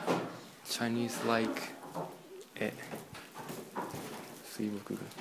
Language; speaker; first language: English; non-native, learner; Japanese